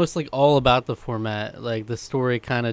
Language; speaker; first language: English; native; English